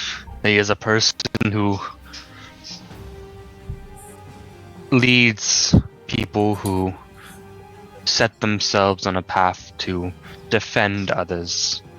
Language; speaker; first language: English; native; English